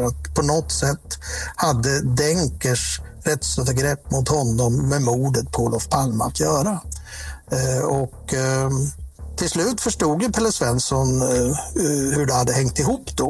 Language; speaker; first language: Swedish; native; Swedish